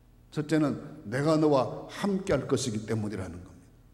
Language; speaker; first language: Korean; native; Korean